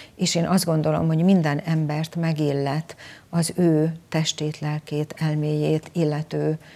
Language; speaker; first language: Hungarian; native; Hungarian